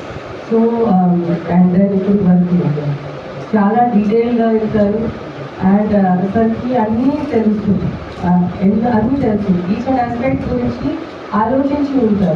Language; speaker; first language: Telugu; non-native, fluent; Hindi